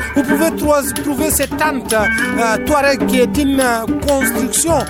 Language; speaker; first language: French; non-native, local second language; Tamasheq